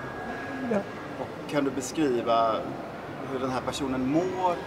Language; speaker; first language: Swedish; native; Swedish